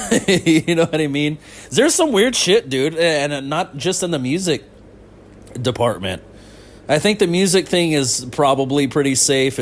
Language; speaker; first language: English; native; English